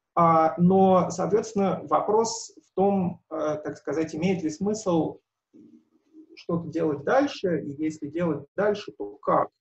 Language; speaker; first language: Russian; native; Russian